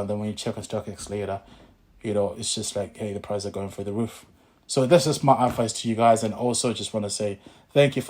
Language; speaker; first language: English; native; English